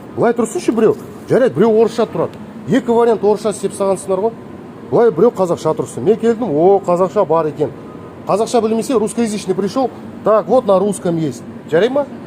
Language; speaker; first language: Kazakh; non-native, local second language; Russian